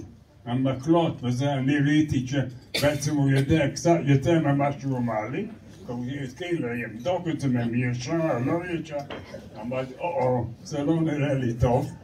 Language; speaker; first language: Hebrew; non-native, learner; English